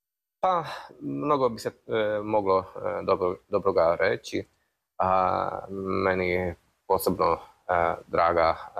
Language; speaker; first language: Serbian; non-native, fluent; Polish